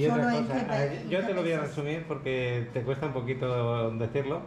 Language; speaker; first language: Spanish; native; Spanish